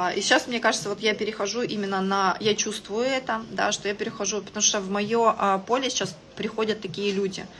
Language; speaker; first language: Russian; native; Russian